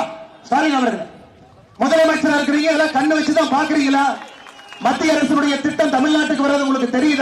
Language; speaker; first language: Tamil; native; Tamil